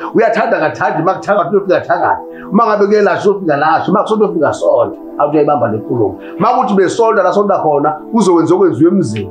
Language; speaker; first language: Zulu; native; Zulu